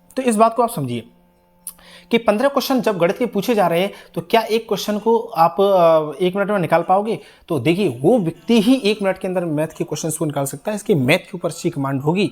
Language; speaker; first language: Hindi; native; Hindi